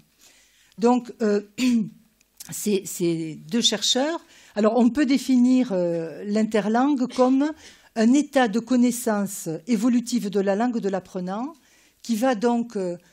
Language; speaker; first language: French; native; French